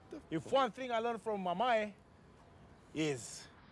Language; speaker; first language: English; non-native, learner; Romanian